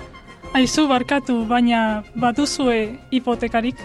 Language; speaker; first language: Basque; non-native, learner; Spanish